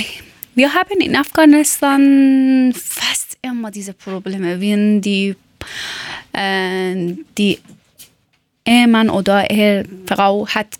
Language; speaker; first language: German; non-native, learner; Persian